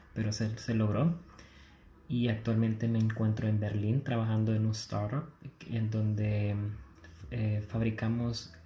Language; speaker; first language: Spanish; native; Spanish